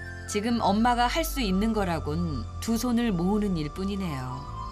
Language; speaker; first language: Korean; native; Korean